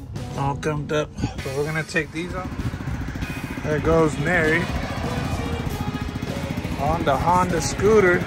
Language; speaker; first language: English; native; English